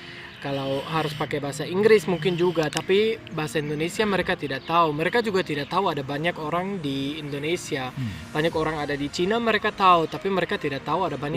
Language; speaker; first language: Indonesian; non-native, fluent; German